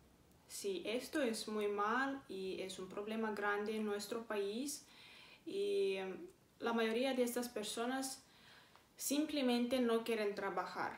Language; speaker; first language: Spanish; non-native, fluent; Romanian